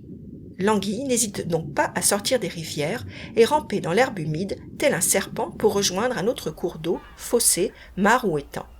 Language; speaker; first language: French; native; French